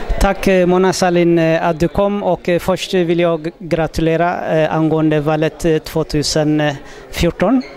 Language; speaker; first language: Swedish; non-native, fluent; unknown